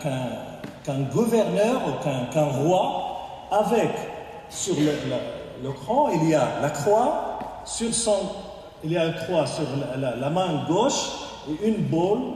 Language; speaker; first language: French; non-native, local second language; Arabic